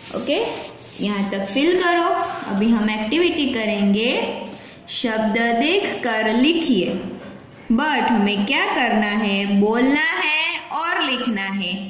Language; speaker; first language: Hindi; non-native, local second language; Gujarati